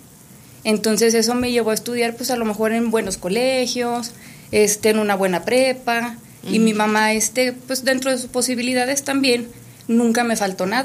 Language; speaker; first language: Spanish; native; Spanish